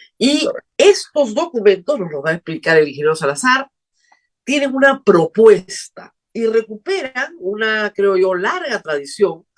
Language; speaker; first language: Spanish; native; Spanish